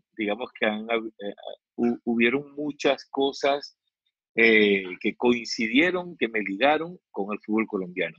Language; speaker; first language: Spanish; native; Spanish